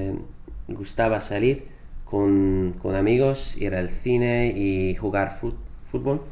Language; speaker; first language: Spanish; non-native, fluent; English